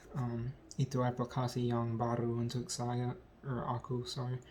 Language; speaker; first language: Indonesian; non-native, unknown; English